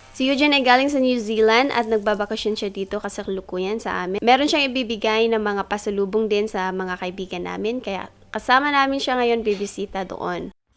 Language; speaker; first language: Filipino; non-native, local second language; Cebuano